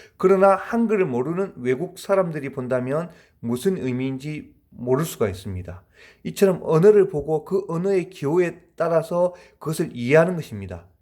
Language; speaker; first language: Korean; native; Korean